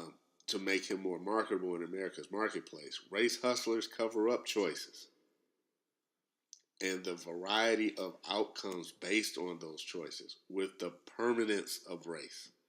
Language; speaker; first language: English; native; English